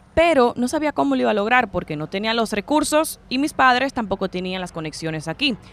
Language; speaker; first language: Spanish; native; Spanish